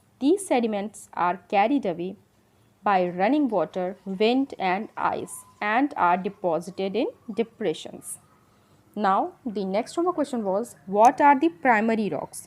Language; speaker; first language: English; non-native, local second language; Hindi